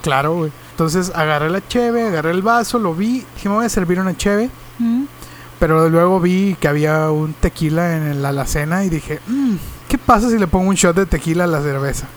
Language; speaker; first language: Spanish; native; Spanish